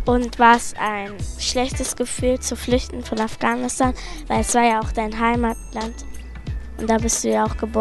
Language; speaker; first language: German; early bilingual, other home language; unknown